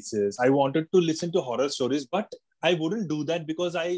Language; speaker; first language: English; non-native, local second language; Malayalam